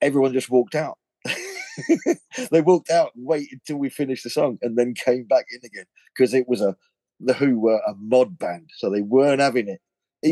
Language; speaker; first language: English; native; English